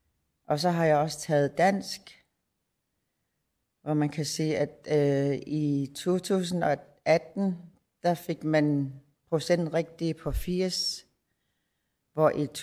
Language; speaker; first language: Danish; non-native, local second language; Kalaallisut